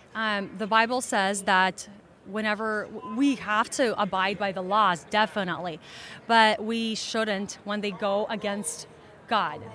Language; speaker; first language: English; early bilingual, other home language; Russian